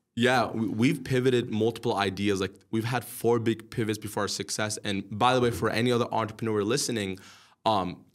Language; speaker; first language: English; early bilingual, other home language; Arabic